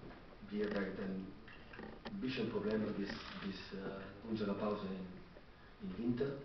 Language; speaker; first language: German; non-native, learner; Catalan